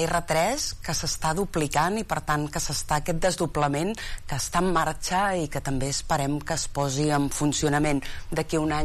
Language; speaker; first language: Catalan; native; Catalan